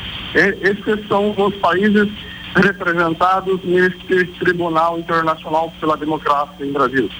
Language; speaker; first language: Spanish; non-native, learner; Portuguese